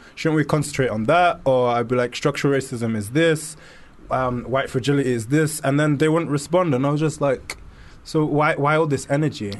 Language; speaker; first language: English; native; English